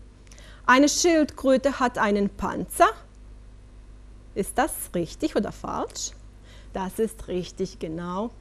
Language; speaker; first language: German; non-native, fluent; Bosnian